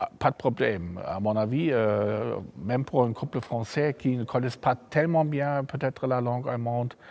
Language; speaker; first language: French; non-native, fluent; German